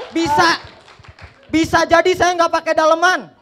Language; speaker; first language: Indonesian; native; Indonesian